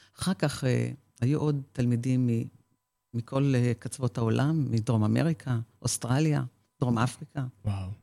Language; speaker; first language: Hebrew; native; Hebrew